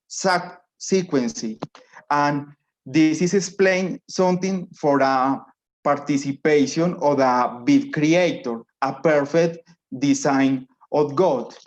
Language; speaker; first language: English; non-native, learner; Spanish